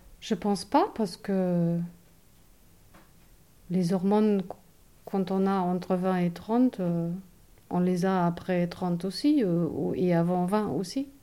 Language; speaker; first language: French; non-native, fluent; German